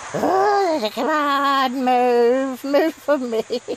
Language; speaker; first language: English; native; English